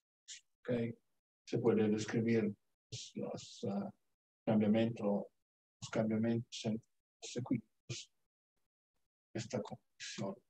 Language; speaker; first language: Spanish; non-native, learner; Italian